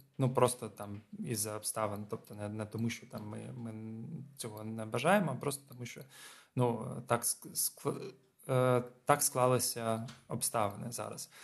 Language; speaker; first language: Ukrainian; non-native, local second language; Russian